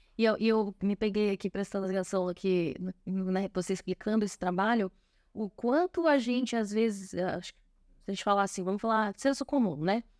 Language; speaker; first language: Portuguese; native; Portuguese